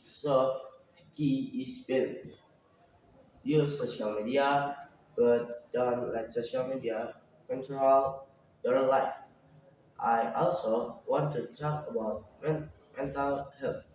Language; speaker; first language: English; non-native, learner; Indonesian